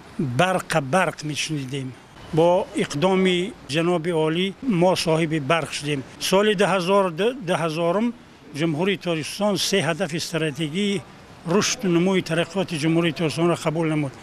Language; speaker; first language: Tajik; non-native, local second language; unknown